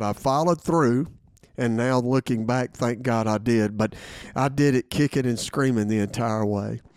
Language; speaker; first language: English; native; English